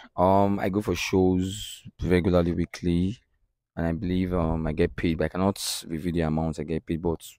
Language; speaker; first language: English; non-native, local second language; Bini